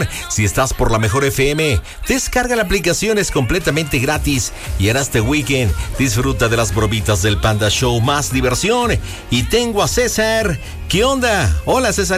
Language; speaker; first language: Spanish; native; Spanish